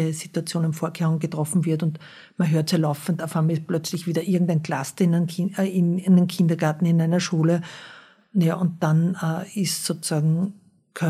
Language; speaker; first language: German; native; German